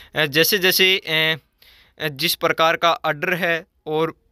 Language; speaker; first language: Hindi; native; Hindi